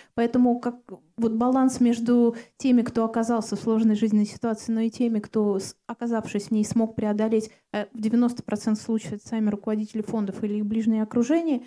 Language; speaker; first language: Russian; native; Russian